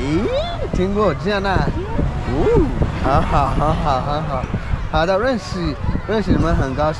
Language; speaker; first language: Chinese; non-native, learner; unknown